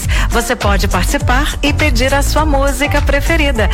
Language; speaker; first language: Portuguese; native; Portuguese